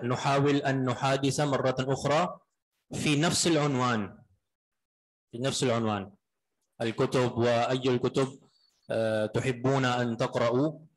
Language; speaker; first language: Arabic; non-native, fluent; Urdu